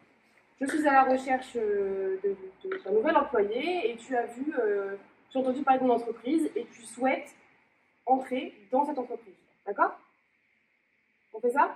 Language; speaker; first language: French; native; French